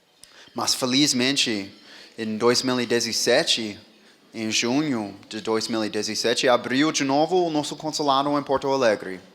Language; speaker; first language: Portuguese; non-native, fluent; English